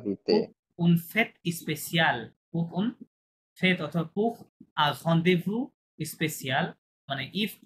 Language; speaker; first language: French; non-native, fluent; Bangla